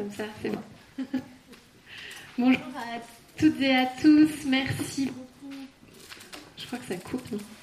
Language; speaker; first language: French; native; French